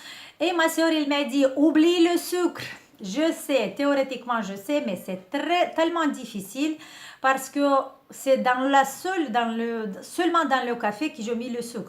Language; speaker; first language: French; non-native, fluent; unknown